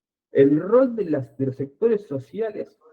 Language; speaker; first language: Spanish; native; Spanish